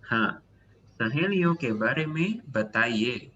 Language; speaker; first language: Hindi; non-native, fluent; Indonesian